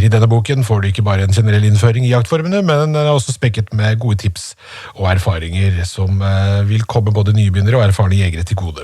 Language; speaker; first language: Norwegian; native; Norwegian